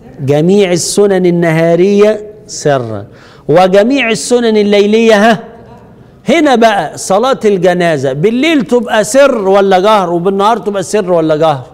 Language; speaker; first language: Arabic; native; Arabic